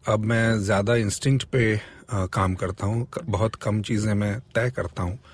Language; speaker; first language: Hindi; non-native, local second language; Marathi